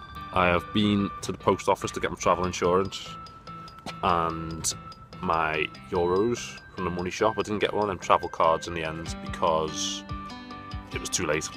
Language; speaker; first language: English; native; English